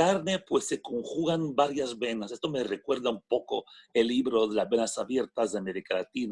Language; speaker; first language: Spanish; non-native, fluent; French